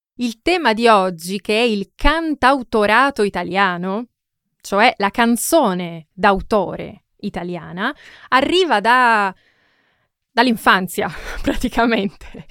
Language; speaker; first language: Italian; native; Italian